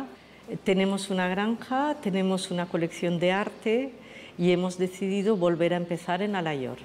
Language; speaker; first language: Spanish; non-native, fluent; French